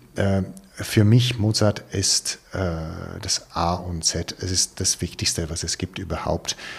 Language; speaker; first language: German; non-native, fluent; Italian